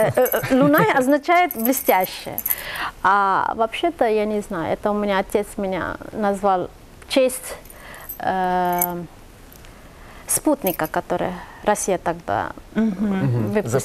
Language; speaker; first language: Russian; non-native, fluent; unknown